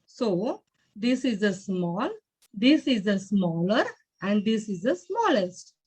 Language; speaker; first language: English; non-native, learner; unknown